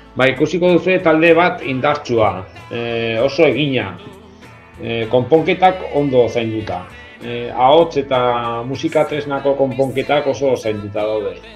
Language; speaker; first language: Basque; non-native, local second language; Spanish